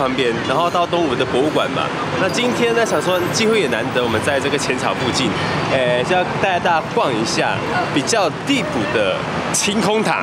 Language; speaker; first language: Chinese; native; Chinese